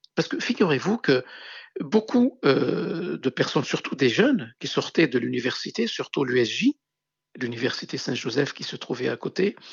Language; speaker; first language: French; non-native, local second language; Arabic